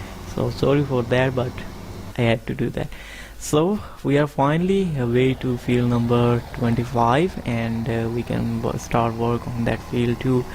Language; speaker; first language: English; non-native, fluent; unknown